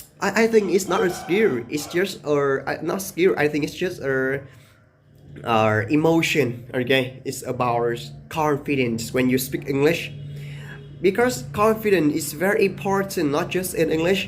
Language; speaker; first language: English; non-native, learner; Vietnamese